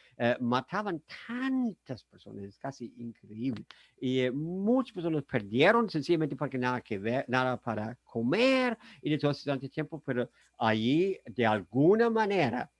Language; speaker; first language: Spanish; non-native, fluent; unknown